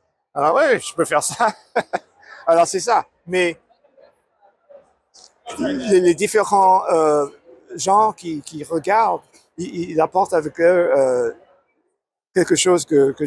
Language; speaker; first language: French; non-native, learner; English